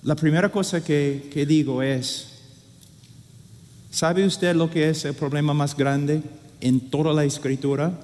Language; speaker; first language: Spanish; non-native, fluent; English